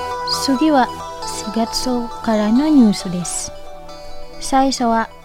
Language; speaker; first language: Japanese; non-native, fluent; Indonesian